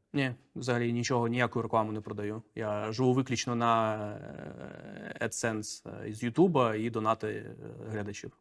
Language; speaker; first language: Ukrainian; non-native, local second language; Russian